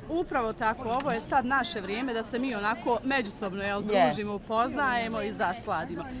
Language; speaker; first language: Bosnian; native; Bosnian